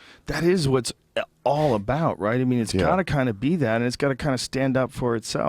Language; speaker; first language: English; native; English